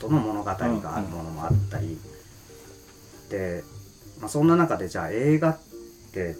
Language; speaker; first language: Japanese; native; Japanese